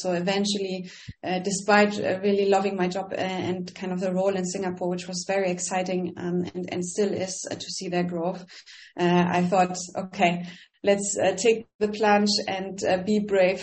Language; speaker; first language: English; non-native, fluent; German